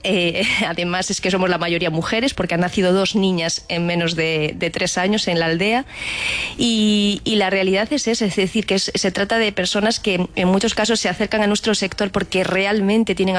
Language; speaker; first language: Spanish; native; Spanish